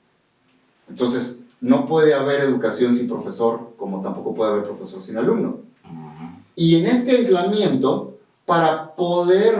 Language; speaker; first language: Spanish; native; Spanish